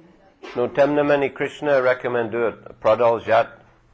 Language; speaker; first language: Russian; non-native, fluent; English